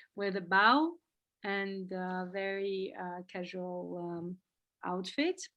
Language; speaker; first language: English; non-native, fluent; Georgian